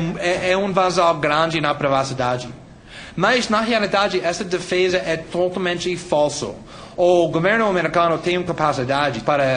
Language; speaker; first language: Portuguese; non-native, fluent; English